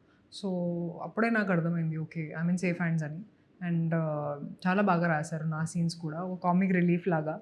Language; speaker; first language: Telugu; non-native, local second language; Hindi